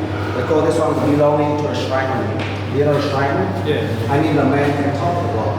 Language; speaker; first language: English; non-native, fluent; Vietnamese